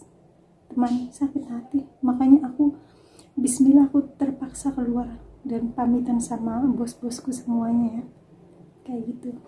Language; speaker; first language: Indonesian; non-native, local second language; Javanese